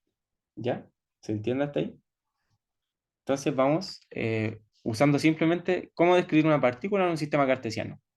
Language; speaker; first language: Spanish; native; Spanish